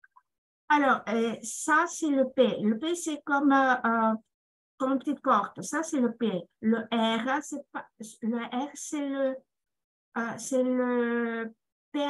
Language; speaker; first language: French; non-native, fluent; Greek